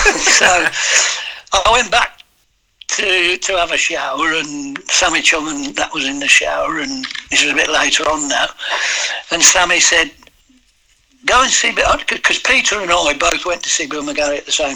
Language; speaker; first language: English; native; English